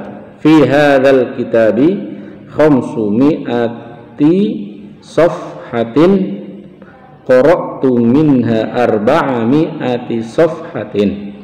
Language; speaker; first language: Arabic; non-native, fluent; Indonesian